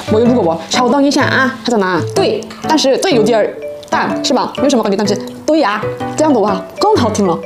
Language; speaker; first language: Chinese; non-native, learner; Korean